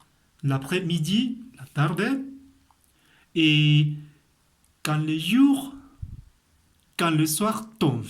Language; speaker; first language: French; non-native, fluent; Spanish